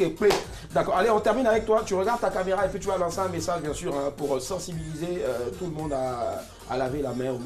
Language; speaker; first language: French; native; French